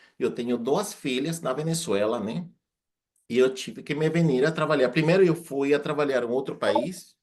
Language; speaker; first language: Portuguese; non-native, fluent; Spanish